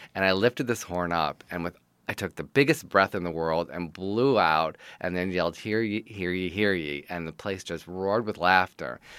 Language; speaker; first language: English; native; English